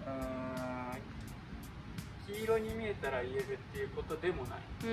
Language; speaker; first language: Japanese; native; Japanese